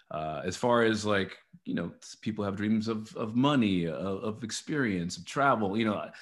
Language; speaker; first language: English; native; English